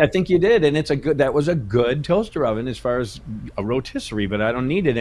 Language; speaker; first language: English; native; English